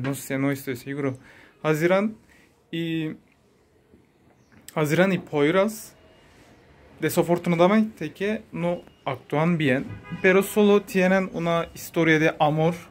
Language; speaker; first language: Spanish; non-native, learner; Turkish